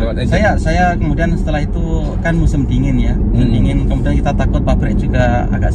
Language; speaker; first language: Indonesian; native; Indonesian